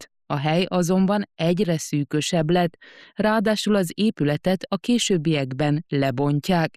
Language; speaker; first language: Hungarian; native; Hungarian